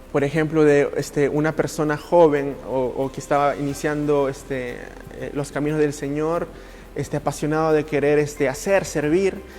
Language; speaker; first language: Spanish; early bilingual, heritage; Spanish